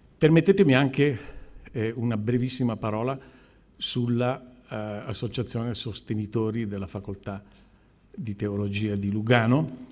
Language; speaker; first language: Italian; native; Italian